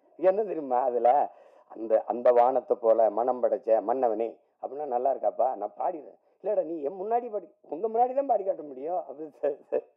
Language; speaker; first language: Tamil; native; Tamil